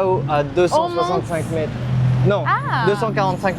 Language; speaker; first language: French; native; French